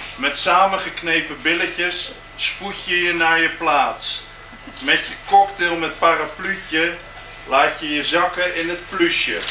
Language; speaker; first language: Dutch; native; Dutch